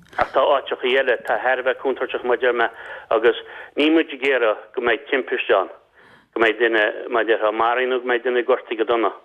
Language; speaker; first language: Irish; native; Irish